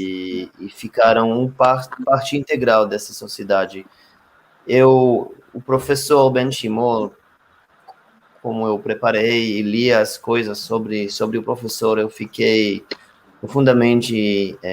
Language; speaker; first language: Portuguese; non-native, fluent; Hebrew